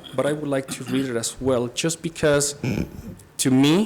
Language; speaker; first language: English; non-native, fluent; Spanish